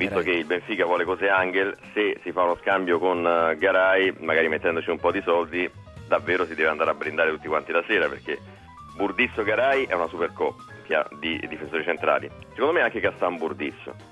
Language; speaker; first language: Italian; native; Italian